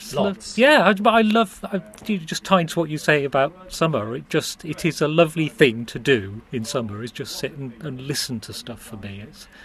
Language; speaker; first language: English; early bilingual, other home language; Hindi